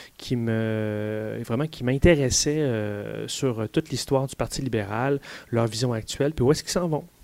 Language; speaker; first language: French; native; French